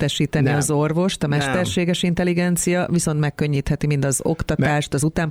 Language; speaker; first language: Hungarian; native; Hungarian